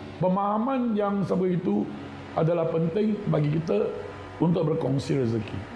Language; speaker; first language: Malay; non-native, local second language; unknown